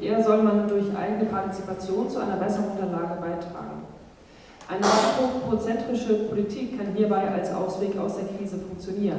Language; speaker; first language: German; native; German